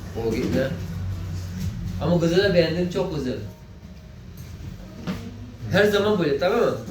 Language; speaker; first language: Turkish; non-native, learner; Filipino